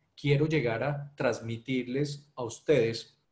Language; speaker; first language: Spanish; native; Spanish